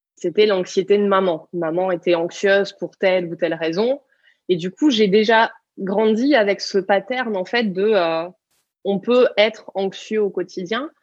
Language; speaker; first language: French; native; French